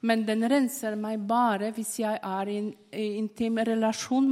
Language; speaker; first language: Norwegian; non-native, fluent; Polish